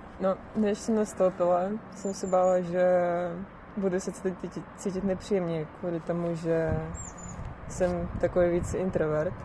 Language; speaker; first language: Czech; non-native, fluent; Russian